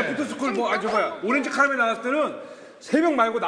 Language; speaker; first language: Korean; native; Korean